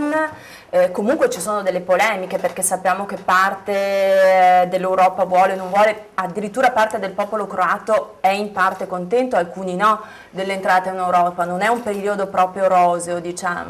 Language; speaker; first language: Italian; native; Italian